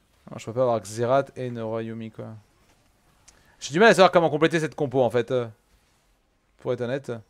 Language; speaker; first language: French; native; French